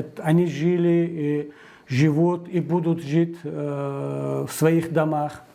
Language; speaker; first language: Russian; non-native, local second language; Tajik